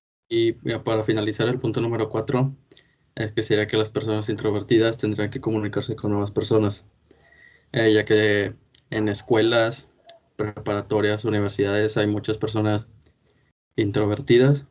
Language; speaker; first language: Spanish; native; Spanish